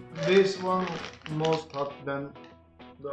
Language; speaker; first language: English; non-native, learner; Turkish